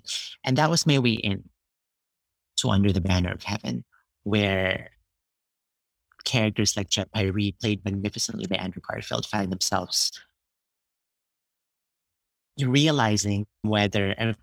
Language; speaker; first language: English; non-native, local second language; Cebuano